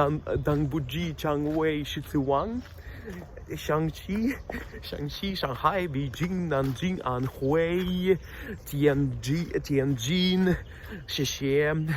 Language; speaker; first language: Chinese; non-native, learner; Russian